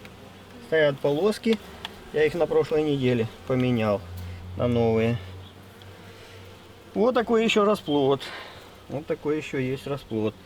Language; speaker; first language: Russian; native; Russian